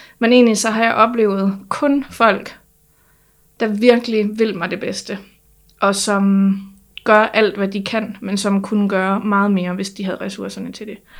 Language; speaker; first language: Danish; native; Danish